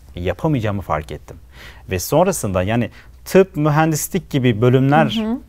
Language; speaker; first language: Turkish; native; Turkish